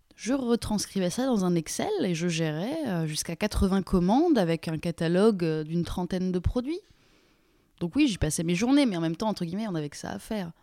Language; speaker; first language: French; native; French